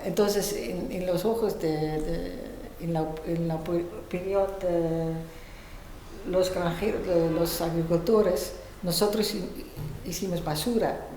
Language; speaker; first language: Spanish; non-native, fluent; Dutch